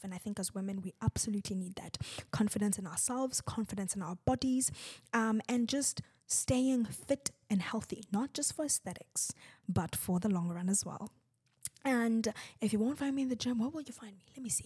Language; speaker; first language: English; non-native, local second language; Zulu